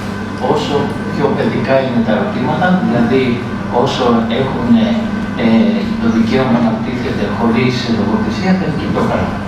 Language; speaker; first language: Greek; native; Greek